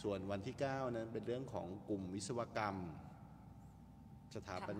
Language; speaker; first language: Thai; native; Thai